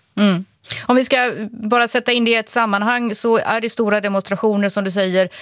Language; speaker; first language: Swedish; native; Swedish